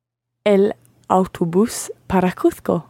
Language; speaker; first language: Spanish; non-native, learner; English